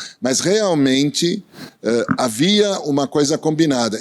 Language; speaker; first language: Portuguese; early bilingual, other home language; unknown